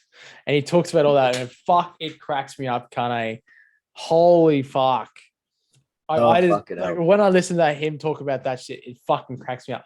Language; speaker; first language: English; native; English